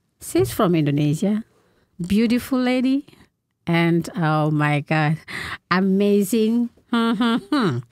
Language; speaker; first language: English; non-native, learner; Indonesian